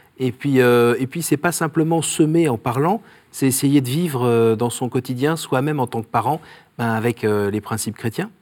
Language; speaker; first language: French; native; French